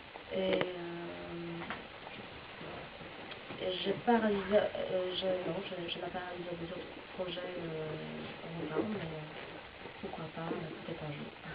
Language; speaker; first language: French; non-native, fluent; Polish